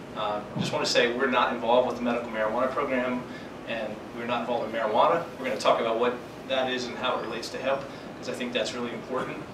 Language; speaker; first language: English; native; English